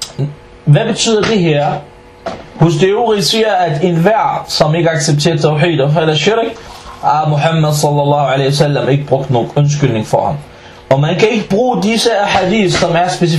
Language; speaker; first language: Danish; non-native, fluent; Arabic